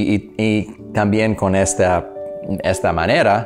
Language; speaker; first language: Spanish; non-native, learner; English